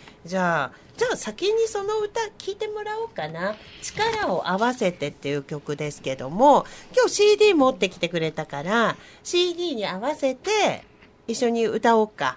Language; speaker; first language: Japanese; native; Japanese